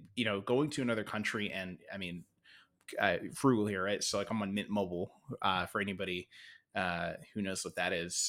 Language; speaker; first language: English; native; English